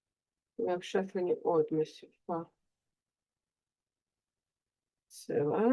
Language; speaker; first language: Hebrew; non-native, fluent; Russian